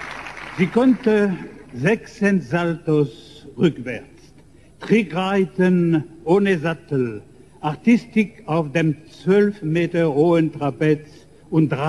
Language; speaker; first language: German; non-native, fluent; French